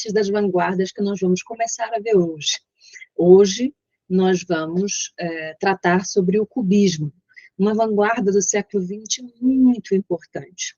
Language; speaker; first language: Portuguese; native; Portuguese